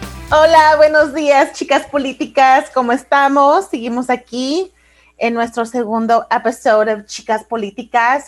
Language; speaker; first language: Spanish; early bilingual, heritage; Spanish